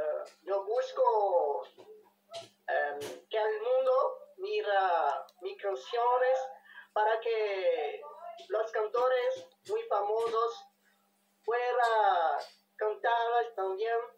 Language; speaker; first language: Spanish; non-native, learner; Portuguese